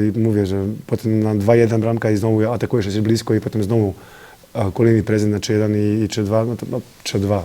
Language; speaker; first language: Polish; non-native, fluent; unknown